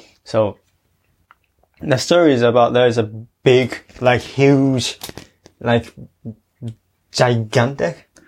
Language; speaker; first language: English; non-native, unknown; Japanese